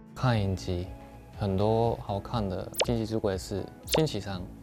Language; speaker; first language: Chinese; non-native, fluent; Japanese